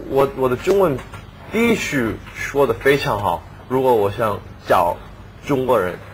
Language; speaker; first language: Chinese; non-native, learner; English